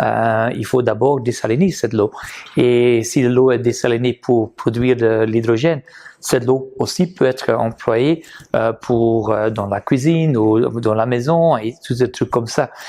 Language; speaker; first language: French; non-native, local second language; Dutch